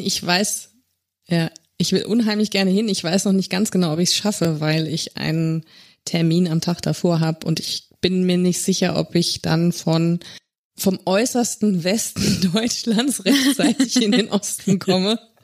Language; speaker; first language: German; native; German